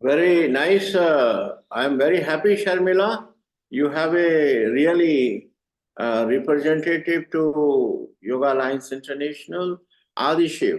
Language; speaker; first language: English; non-native, learner; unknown